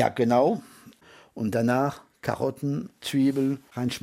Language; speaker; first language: German; non-native, fluent; French